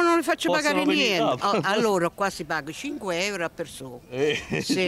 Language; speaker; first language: Italian; native; Italian